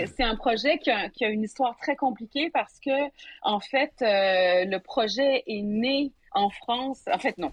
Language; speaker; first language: French; native; French